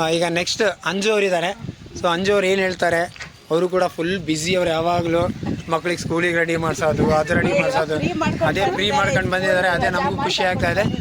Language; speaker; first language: Kannada; non-native, local second language; Urdu